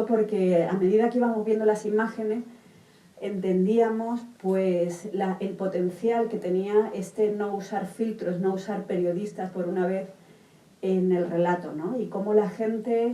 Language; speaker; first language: Spanish; native; Spanish